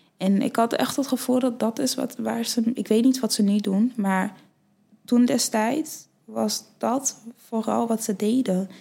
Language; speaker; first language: Dutch; early bilingual, other home language; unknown